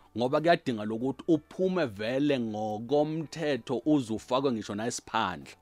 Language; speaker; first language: Zulu; native; Zulu